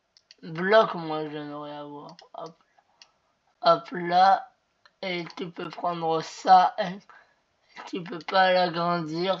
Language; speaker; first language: French; native; French